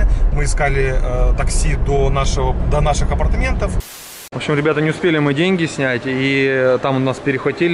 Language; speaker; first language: Russian; native; Russian